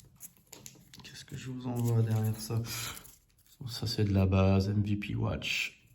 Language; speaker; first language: French; native; French